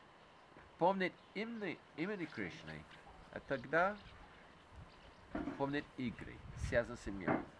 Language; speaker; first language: Russian; non-native, fluent; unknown